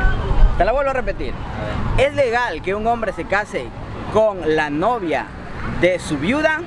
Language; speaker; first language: Spanish; native; Spanish